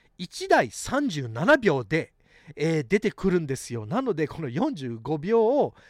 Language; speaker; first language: Japanese; early bilingual, heritage; Japanese